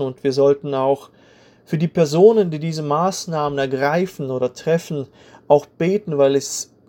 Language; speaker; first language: German; native; German